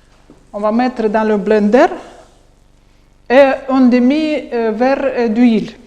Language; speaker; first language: French; non-native, learner; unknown